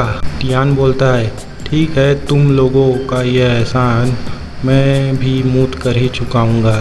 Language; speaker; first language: Hindi; native; Hindi